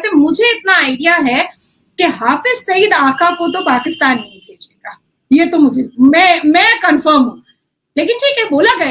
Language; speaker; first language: Hindi; native; Hindi